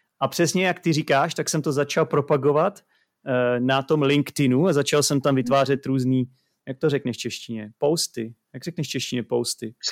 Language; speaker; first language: Czech; native; Czech